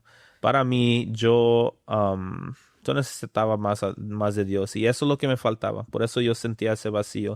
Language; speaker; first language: Spanish; early bilingual, other home language; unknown